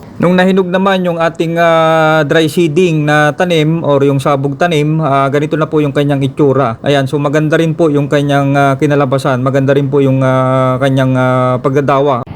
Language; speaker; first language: Filipino; non-native, local second language; Iloko